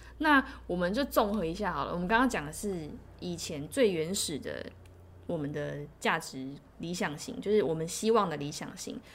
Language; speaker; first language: Chinese; native; Chinese